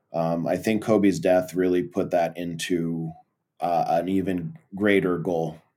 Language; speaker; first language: English; early bilingual, other home language; Portuguese